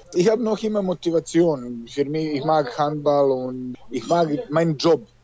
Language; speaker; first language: German; non-native, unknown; Serbian